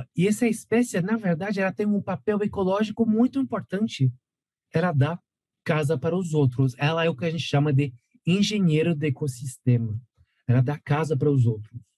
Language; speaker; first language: Portuguese; non-native, fluent; French